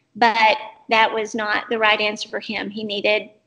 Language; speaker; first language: English; native; English